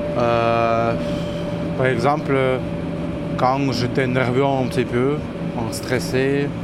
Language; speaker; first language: French; non-native, learner; Ukrainian